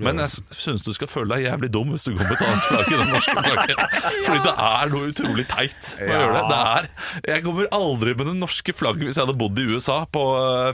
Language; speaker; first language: Norwegian; native; Norwegian